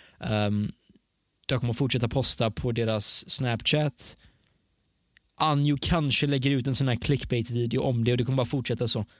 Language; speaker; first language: Swedish; early bilingual, other home language; Persian